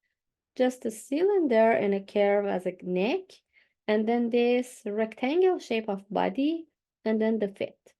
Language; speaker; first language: English; non-native, fluent; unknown